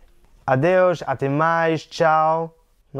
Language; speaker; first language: Portuguese; non-native, learner; English